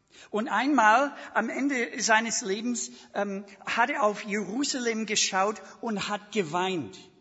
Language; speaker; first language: German; non-native, fluent; English